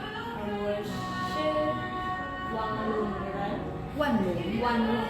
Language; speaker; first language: Chinese; non-native, learner; Indonesian